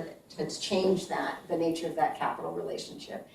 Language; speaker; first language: English; native; English